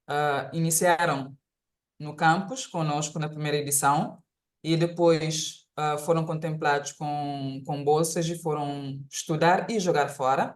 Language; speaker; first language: Portuguese; non-native, local second language; Kabuverdianu